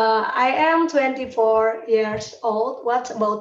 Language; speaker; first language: English; non-native, learner; Indonesian